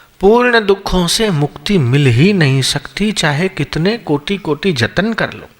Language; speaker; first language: Hindi; non-native, local second language; Sindhi